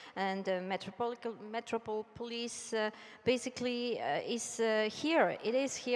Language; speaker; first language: English; non-native, fluent; Polish